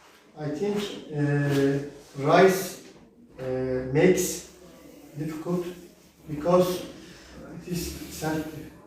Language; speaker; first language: English; non-native, learner; Turkish